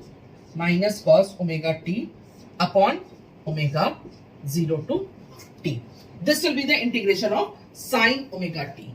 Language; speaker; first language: English; non-native, local second language; Hindi